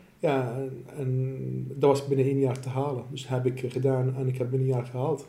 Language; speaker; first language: Dutch; non-native, fluent; Assyrian Neo-Aramaic